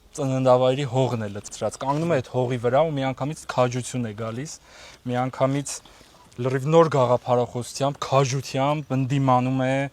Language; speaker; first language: Armenian; native; Armenian